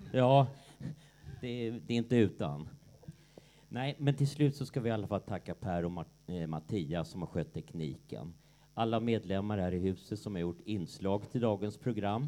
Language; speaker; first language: Swedish; native; Swedish